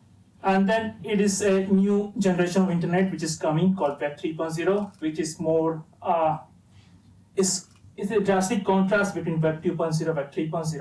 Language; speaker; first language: English; non-native, fluent; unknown